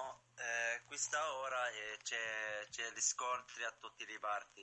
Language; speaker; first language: Italian; non-native, learner; Arabic